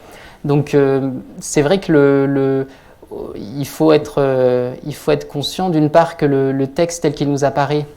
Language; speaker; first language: French; native; French